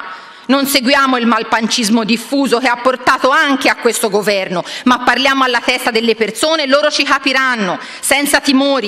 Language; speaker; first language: Italian; native; Italian